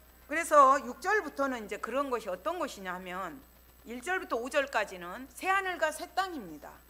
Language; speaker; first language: Korean; native; Korean